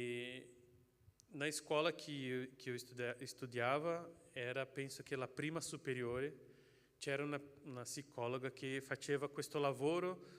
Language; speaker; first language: Italian; non-native, fluent; Portuguese